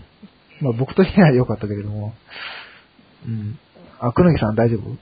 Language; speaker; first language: Japanese; native; Japanese